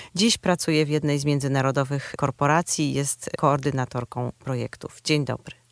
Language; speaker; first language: Polish; native; Polish